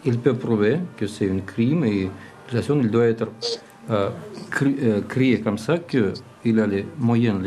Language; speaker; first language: French; non-native, learner; Russian